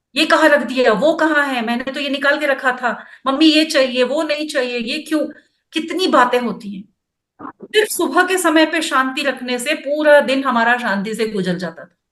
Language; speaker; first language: Hindi; non-native, local second language; Kannada